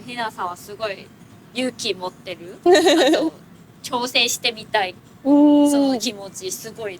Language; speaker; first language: Japanese; non-native, learner; Cantonese